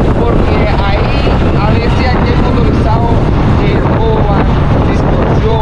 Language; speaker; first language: Spanish; native; Spanish